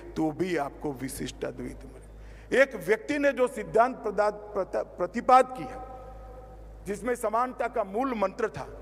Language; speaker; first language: Hindi; non-native, local second language; Gujarati